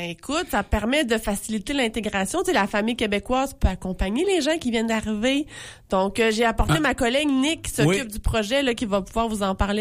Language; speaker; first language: French; native; French